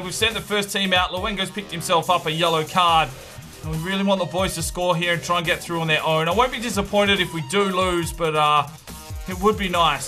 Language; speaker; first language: English; native; English